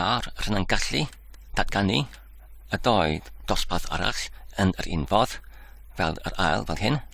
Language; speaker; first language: Welsh; non-native, fluent; English